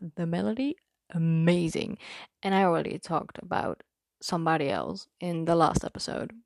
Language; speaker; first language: English; non-native, fluent; Dutch